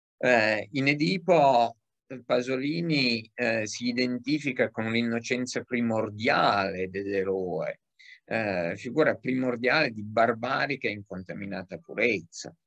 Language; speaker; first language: Italian; native; Italian